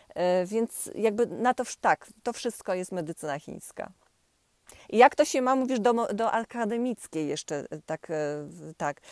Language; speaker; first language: Polish; native; Polish